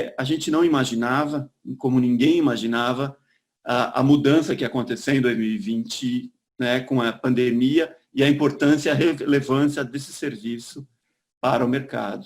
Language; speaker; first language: Portuguese; native; Portuguese